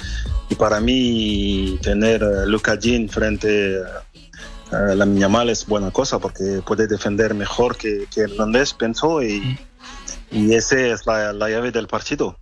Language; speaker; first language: Spanish; non-native, fluent; French